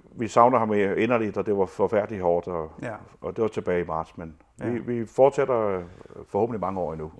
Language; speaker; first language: Danish; native; Danish